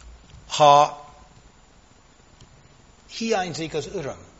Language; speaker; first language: Hungarian; non-native, fluent; English